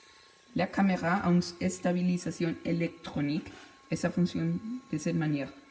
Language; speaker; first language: French; non-native, learner; Spanish